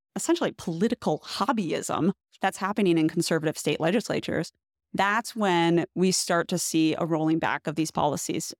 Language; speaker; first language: English; native; English